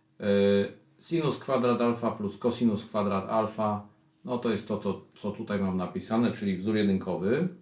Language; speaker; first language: Polish; native; Polish